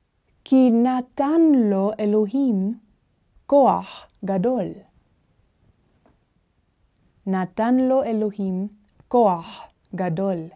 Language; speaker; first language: Hebrew; non-native, fluent; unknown